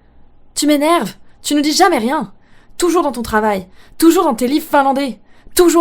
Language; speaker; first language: French; native; French